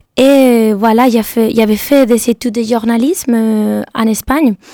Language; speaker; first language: French; non-native, learner; Spanish